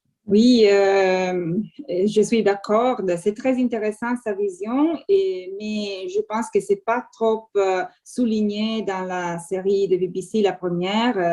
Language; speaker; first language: French; non-native, fluent; Italian